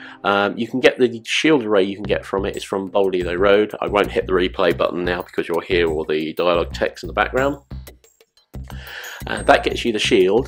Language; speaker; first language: English; native; English